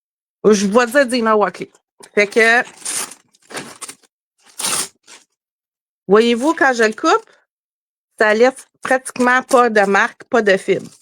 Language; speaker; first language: French; native; French